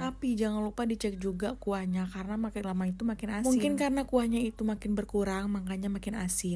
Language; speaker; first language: Indonesian; native; Indonesian